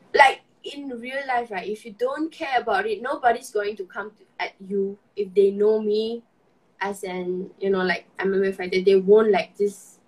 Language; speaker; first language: English; non-native, local second language; Malay